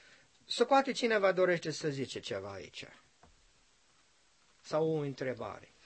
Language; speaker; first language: Romanian; non-native, learner; English